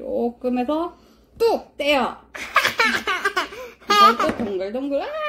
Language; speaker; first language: Korean; native; Korean